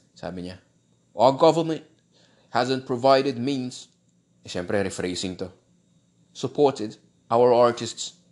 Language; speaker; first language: English; non-native, local second language; Filipino